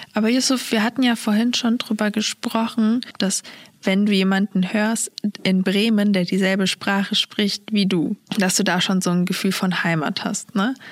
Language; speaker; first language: German; early bilingual, other home language; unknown